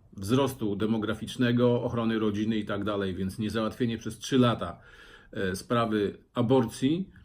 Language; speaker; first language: Polish; native; Polish